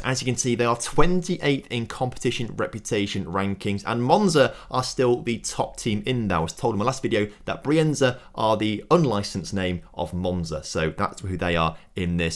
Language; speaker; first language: English; native; English